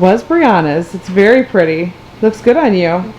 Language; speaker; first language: English; native; English